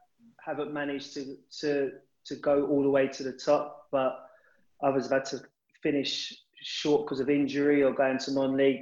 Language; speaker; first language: English; native; English